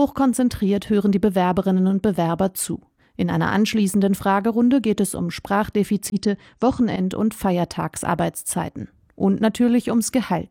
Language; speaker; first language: German; native; German